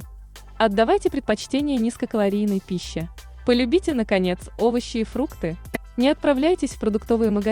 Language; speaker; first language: Russian; native; Russian